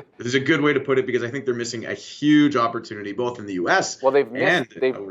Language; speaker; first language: English; native; English